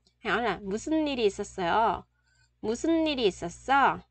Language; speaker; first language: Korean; non-native, fluent; Vietnamese